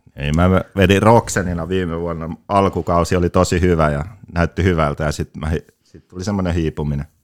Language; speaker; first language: Finnish; early bilingual, other home language; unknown